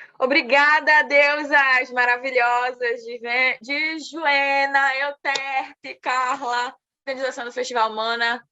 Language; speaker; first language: Portuguese; native; Portuguese